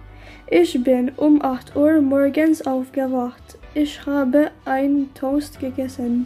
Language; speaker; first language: German; non-native, learner; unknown